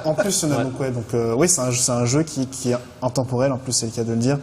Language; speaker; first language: French; native; French